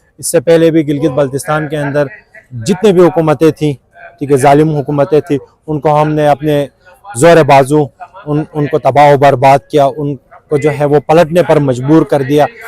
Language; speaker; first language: Urdu; non-native, local second language; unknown